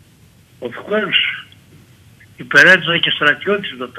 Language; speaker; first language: Greek; early bilingual, heritage; Greek